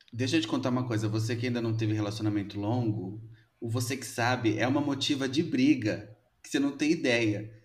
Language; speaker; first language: Portuguese; native; Portuguese